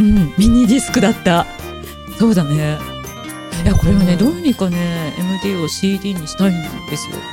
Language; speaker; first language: Japanese; native; Japanese